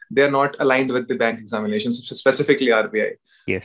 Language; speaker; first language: English; non-native, local second language; Hindi